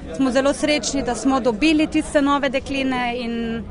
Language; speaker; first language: Slovenian; early bilingual, heritage; Slovenian